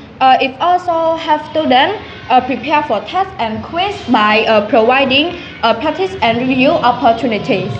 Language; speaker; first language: English; non-native, learner; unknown